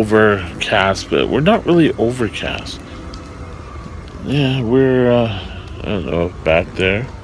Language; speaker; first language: English; native; English